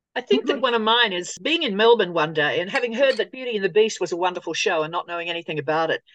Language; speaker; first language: English; native; English